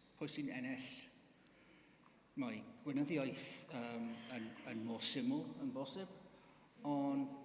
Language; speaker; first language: Welsh; non-native, learner; English